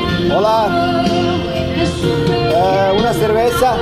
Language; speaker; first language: Spanish; non-native, learner; Serbian